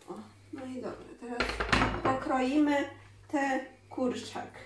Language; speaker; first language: Polish; non-native, learner; Chinese